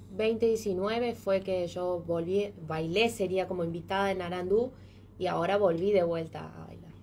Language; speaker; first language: Spanish; native; Spanish